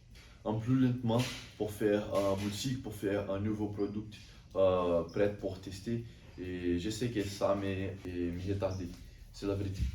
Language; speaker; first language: French; non-native, learner; Portuguese